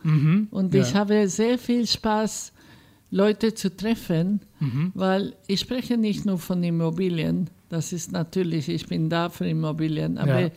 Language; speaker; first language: German; non-native, fluent; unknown